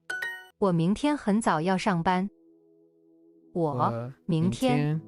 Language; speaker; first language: Chinese; non-native, learner; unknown